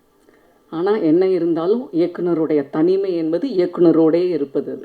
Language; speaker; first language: Tamil; native; Tamil